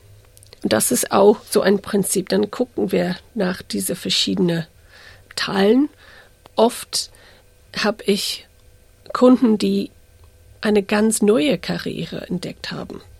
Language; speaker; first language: German; early bilingual, heritage; English